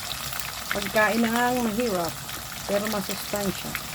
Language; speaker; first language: Filipino; native; Filipino